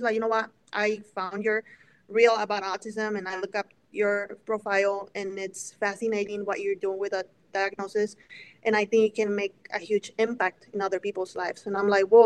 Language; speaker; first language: English; non-native, fluent; Spanish